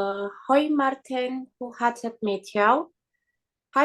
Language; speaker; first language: Dutch; non-native, learner; Indonesian